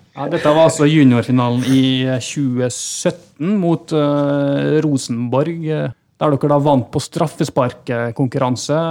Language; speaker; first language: Norwegian; native; Norwegian